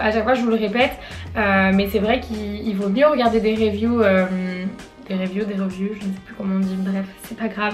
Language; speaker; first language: French; native; French